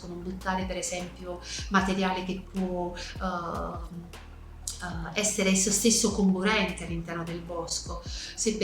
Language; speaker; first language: Italian; native; Italian